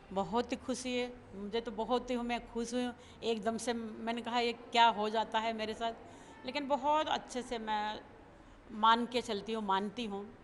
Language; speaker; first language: Hindi; non-native, local second language; Bhili